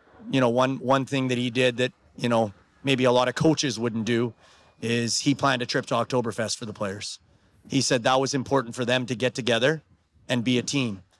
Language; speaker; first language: English; native; English